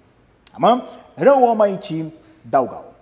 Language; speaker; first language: Chinese; non-native, fluent; Portuguese